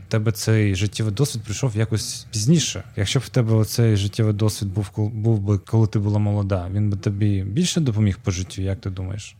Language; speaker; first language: Ukrainian; non-native, local second language; Russian